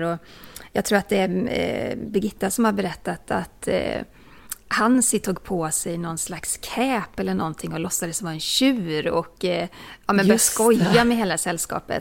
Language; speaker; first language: Swedish; native; Swedish